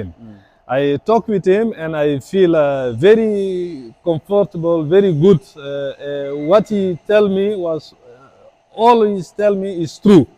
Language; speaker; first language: English; non-native, learner; French